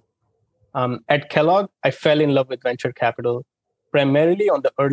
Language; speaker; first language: English; non-native, local second language; Hindi